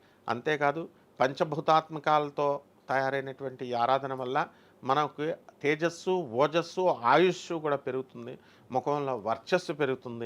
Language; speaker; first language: Telugu; native; Telugu